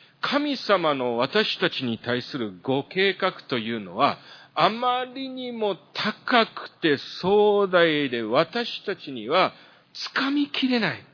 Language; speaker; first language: Japanese; early bilingual, heritage; Japanese